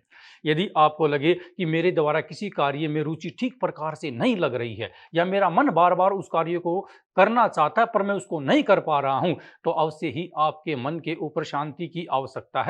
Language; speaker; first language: Hindi; native; Hindi